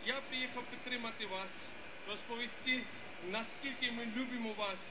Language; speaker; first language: Ukrainian; non-native, fluent; Georgian